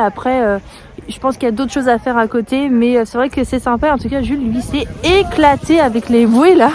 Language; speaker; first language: French; native; French